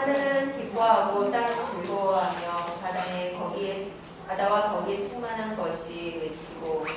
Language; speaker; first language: Korean; native; Korean